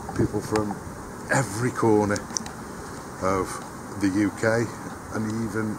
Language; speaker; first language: English; native; English